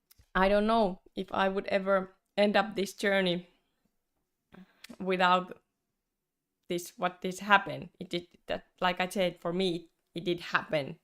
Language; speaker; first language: English; non-native, fluent; Finnish